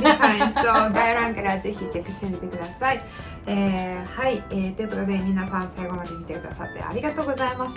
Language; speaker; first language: Japanese; non-native, fluent; Russian